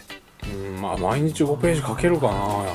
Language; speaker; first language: Japanese; native; Japanese